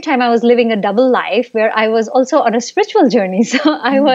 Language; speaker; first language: English; non-native, local second language; Hindi